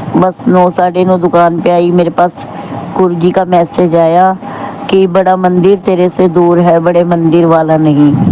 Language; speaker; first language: Hindi; non-native, local second language; Punjabi